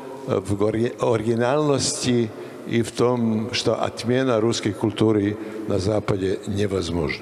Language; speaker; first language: Russian; non-native, learner; Serbian